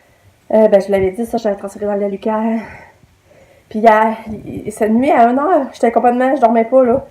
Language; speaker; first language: French; native; French